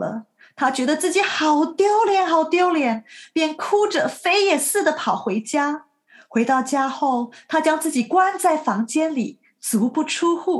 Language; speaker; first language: Chinese; native; Chinese